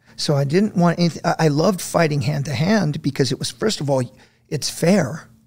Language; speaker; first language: English; native; English